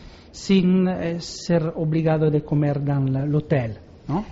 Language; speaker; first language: Spanish; non-native, learner; Italian